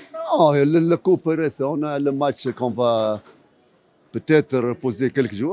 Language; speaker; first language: French; non-native, fluent; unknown